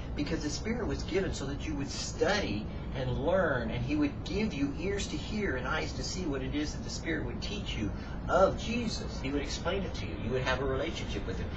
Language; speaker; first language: English; native; English